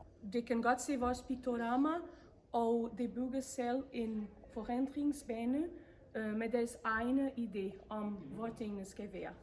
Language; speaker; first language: Danish; non-native, fluent; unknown